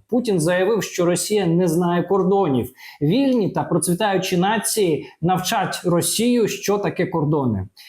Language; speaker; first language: Ukrainian; native; Ukrainian